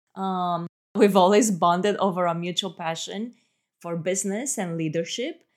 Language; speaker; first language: English; non-native, fluent; Romanian